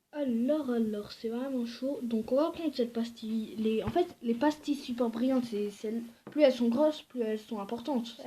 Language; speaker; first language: French; native; French